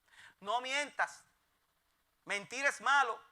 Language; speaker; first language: Spanish; native; Spanish